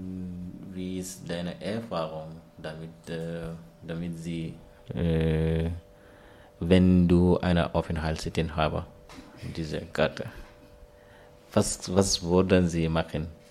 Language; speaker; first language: German; non-native, learner; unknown